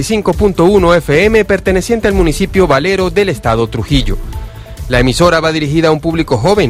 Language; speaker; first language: Spanish; native; Spanish